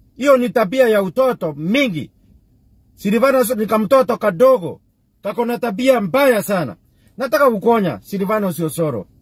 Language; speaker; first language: Swahili; non-native, local second language; Gusii